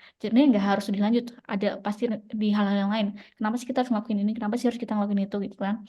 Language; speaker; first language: Indonesian; native; Indonesian